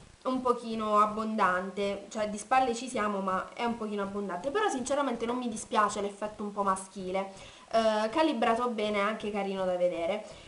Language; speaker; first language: Italian; native; Italian